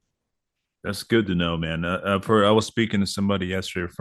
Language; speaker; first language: English; native; English